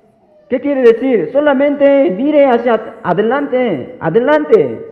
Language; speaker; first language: Spanish; non-native, fluent; Korean